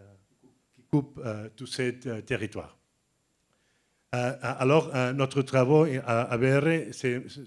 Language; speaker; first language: French; non-native, learner; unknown